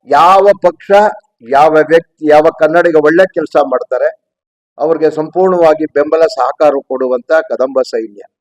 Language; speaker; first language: Kannada; native; Kannada